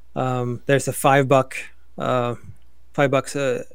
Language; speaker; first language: English; non-native, fluent; Swedish